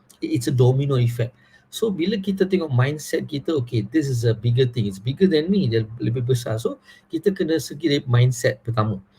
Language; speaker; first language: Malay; non-native, local second language; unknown